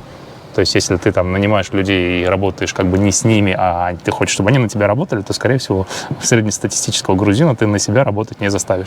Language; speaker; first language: Russian; native; Russian